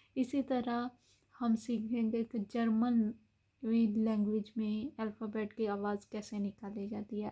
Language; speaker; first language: Urdu; native; Urdu